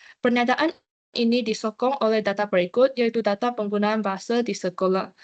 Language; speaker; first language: Malay; non-native, local second language; Chinese